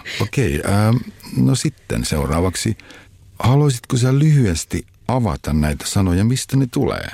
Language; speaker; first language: Finnish; native; Finnish